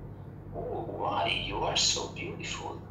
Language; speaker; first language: English; non-native, learner; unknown